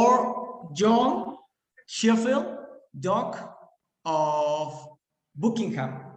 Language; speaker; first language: English; non-native, learner; Spanish